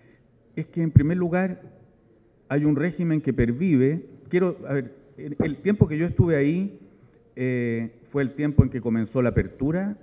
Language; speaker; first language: Spanish; native; Spanish